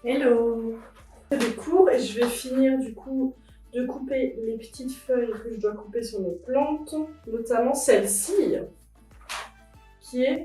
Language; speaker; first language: French; native; French